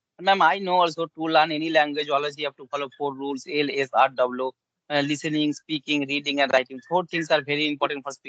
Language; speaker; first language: English; non-native, learner; Bangla